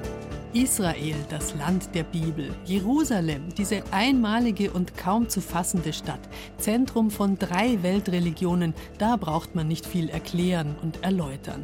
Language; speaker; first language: German; native; German